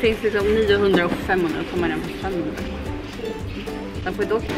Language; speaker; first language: Swedish; native; Swedish